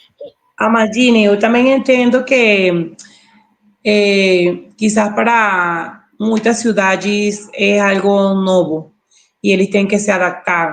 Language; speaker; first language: Portuguese; non-native, learner; Spanish